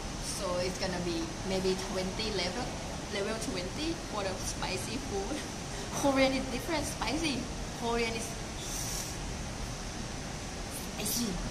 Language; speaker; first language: English; non-native, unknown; Thai